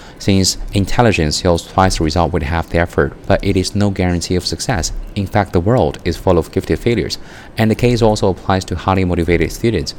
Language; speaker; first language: English; non-native, fluent; Chinese